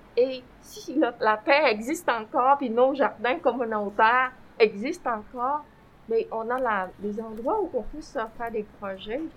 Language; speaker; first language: French; non-native, fluent; Vietnamese